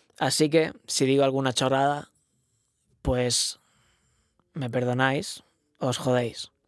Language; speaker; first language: Spanish; non-native, local second language; Catalan